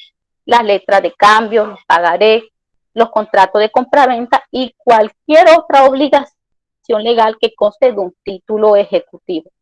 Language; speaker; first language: Spanish; native; Spanish